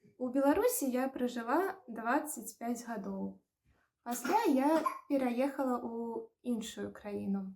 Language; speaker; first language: Belarusian; native; Belarusian